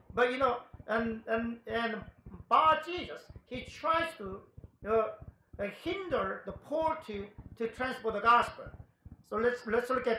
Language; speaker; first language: English; non-native, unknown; Korean